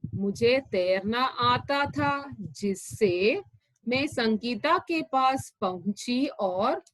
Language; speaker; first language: Hindi; non-native, local second language; Malayalam